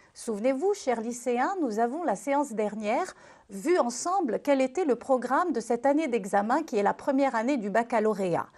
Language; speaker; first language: French; non-native, local second language; Arabic